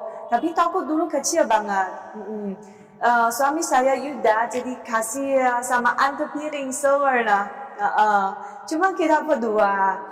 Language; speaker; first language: Indonesian; non-native, learner; Chinese